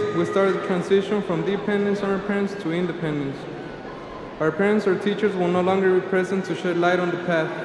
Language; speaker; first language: English; early bilingual, other home language; Spanish